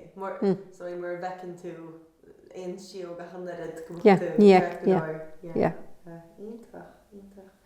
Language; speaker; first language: Irish; native; Irish